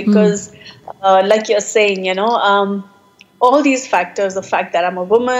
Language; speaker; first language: English; non-native, local second language; Punjabi